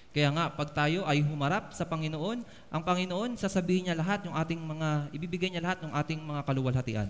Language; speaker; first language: Filipino; native; Filipino